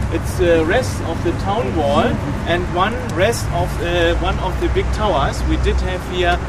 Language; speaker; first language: English; non-native, fluent; German